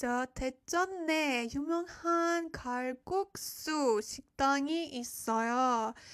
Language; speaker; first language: Korean; non-native, fluent; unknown